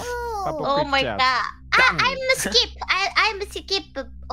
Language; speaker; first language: English; non-native, learner; Japanese